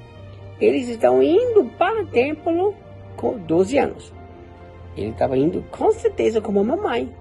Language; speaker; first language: Portuguese; non-native, fluent; German